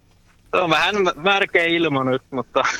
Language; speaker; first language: Finnish; non-native, local second language; Swedish